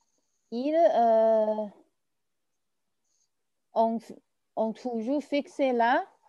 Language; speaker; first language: French; non-native, learner; Chinese